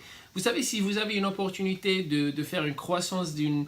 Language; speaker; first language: French; non-native, fluent; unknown